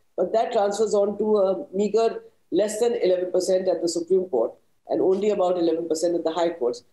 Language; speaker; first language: English; non-native, local second language; Hindi